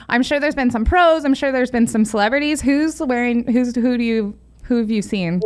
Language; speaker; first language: English; native; English